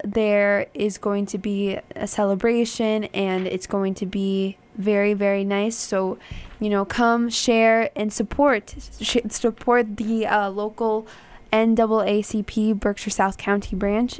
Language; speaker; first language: English; early bilingual, other home language; Spanish